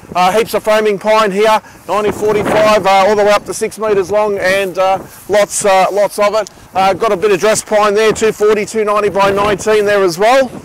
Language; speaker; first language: English; native; English